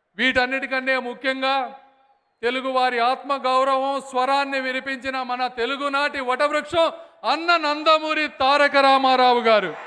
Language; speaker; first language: Telugu; native; Telugu